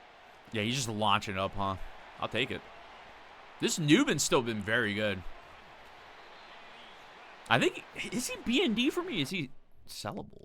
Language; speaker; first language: English; native; English